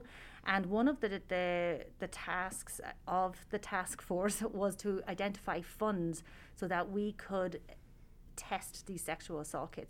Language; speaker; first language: English; native; English